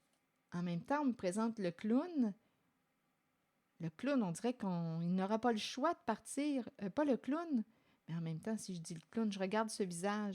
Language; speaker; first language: French; native; French